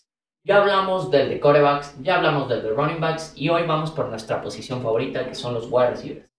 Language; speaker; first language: Spanish; native; Spanish